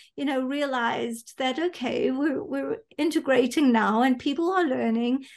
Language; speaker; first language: English; native; English